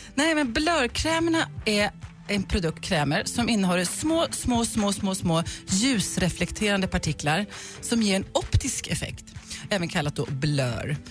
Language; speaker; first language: Swedish; native; Swedish